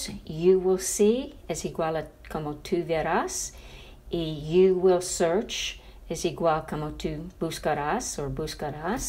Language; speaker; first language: Spanish; non-native, fluent; English